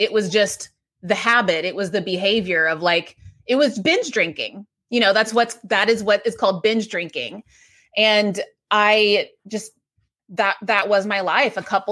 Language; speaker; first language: English; native; English